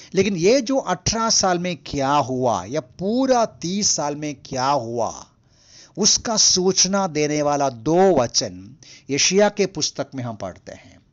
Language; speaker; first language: Hindi; non-native, local second language; Malayalam